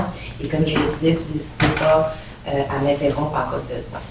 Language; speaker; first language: French; native; French